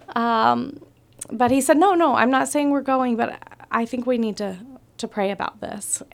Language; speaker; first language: English; native; English